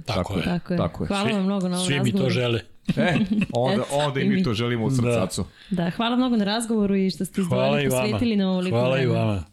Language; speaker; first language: Serbian; native; Serbian